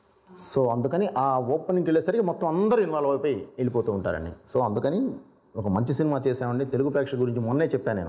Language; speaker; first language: Telugu; native; Telugu